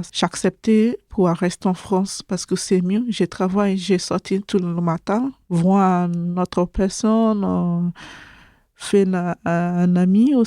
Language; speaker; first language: French; non-native, learner; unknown